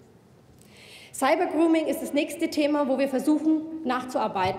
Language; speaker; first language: German; native; German